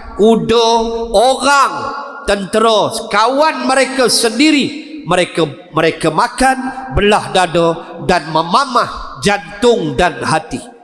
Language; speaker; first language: Malay; native; Malay